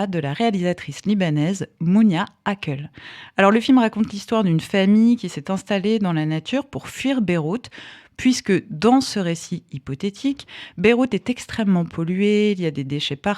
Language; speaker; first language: French; native; French